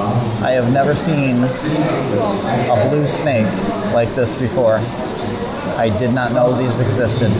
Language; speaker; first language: English; native; English